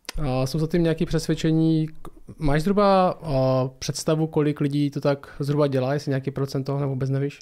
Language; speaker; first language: Czech; native; Czech